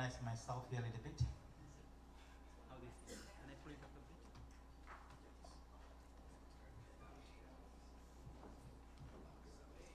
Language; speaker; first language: English; non-native, local second language; Tamil